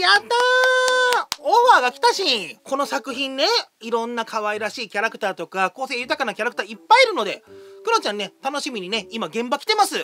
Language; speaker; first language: Japanese; native; Japanese